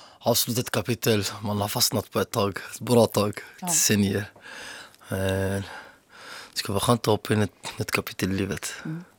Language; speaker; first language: Swedish; early bilingual, other home language; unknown